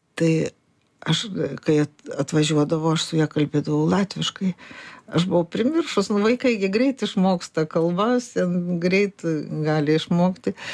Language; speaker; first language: Lithuanian; native; Lithuanian